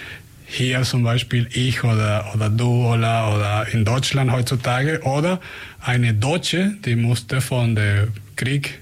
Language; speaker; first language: German; non-native, fluent; Spanish